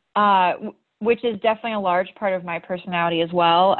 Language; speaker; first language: English; native; English